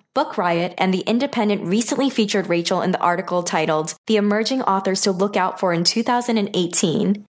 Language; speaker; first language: English; native; English